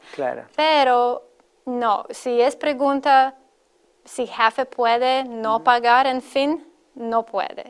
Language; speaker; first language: Spanish; non-native, learner; Latvian